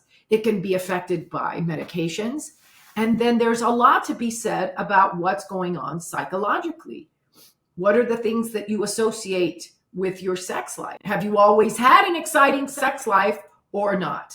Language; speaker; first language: English; native; English